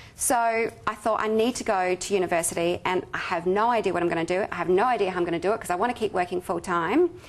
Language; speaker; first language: English; native; English